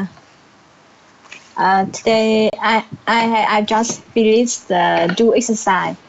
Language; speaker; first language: English; non-native, learner; Vietnamese